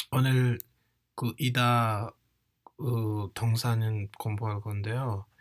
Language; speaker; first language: Korean; non-native, fluent; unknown